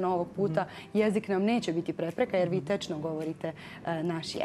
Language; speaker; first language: Croatian; native; Croatian